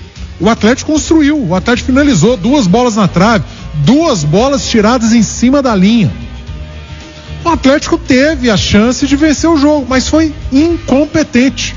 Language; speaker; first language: Portuguese; native; Portuguese